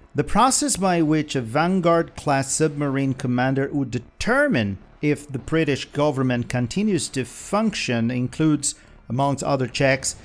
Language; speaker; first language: English; non-native, fluent; Portuguese